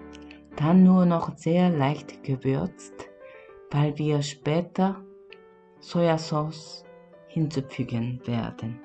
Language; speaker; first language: German; non-native, learner; Korean